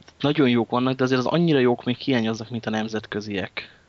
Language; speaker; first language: Hungarian; native; Hungarian